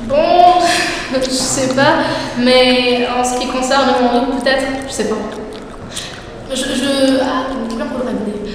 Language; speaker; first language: French; non-native, local second language; Arabic